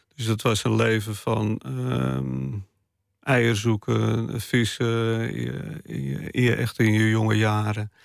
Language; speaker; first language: Dutch; non-native, local second language; Western Frisian